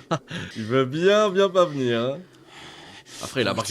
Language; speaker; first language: French; native; French